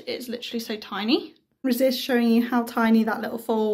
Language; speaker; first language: English; native; English